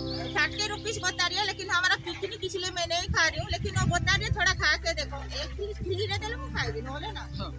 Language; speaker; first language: Hindi; non-native, local second language; Odia